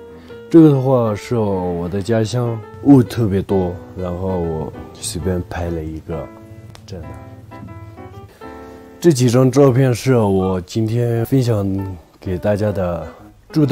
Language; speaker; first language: Chinese; non-native, local second language; Tibetan